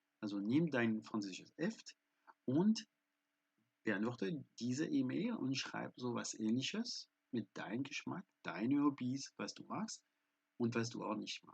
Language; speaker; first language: German; non-native, fluent; French